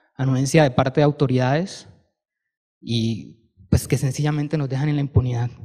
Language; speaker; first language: Spanish; native; Spanish